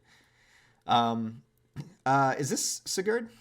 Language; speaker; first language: English; native; English